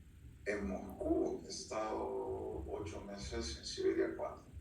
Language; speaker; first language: Spanish; early bilingual, heritage; Spanish